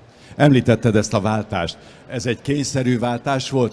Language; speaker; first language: Hungarian; native; Hungarian